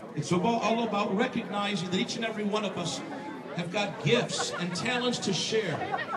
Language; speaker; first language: English; native; English